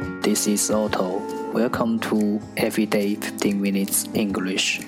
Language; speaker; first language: English; non-native, fluent; Chinese